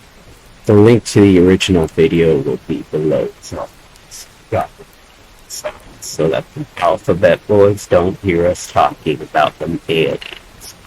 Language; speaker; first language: English; native; English